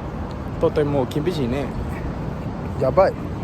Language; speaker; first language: Japanese; non-native, learner; Sinhala